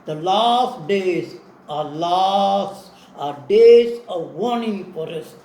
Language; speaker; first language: English; non-native, local second language; Tamil